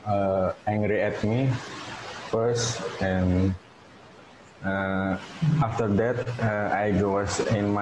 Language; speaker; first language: English; non-native, learner; Indonesian